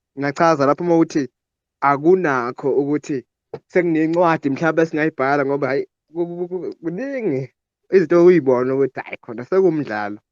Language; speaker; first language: Zulu; native; Zulu